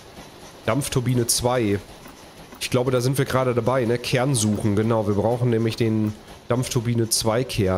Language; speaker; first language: German; native; German